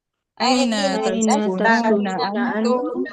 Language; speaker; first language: Arabic; non-native, learner; Indonesian